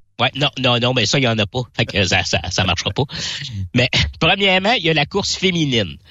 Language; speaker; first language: French; native; French